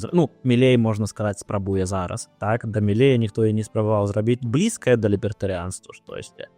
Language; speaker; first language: Belarusian; non-native, local second language; Russian